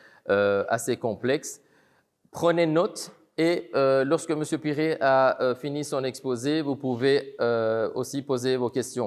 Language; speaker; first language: French; native; French